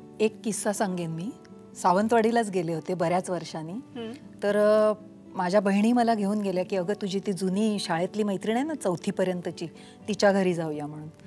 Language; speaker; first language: Marathi; native; Marathi